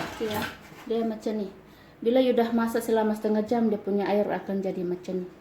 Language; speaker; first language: Malay; non-native, local second language; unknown